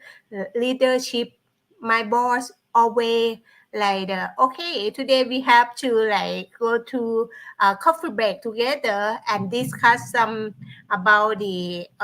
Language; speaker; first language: English; non-native, learner; Thai